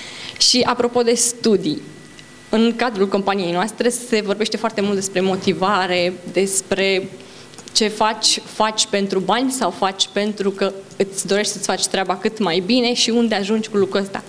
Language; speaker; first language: Romanian; native; Romanian